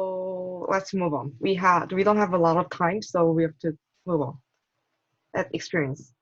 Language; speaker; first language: English; non-native, learner; Korean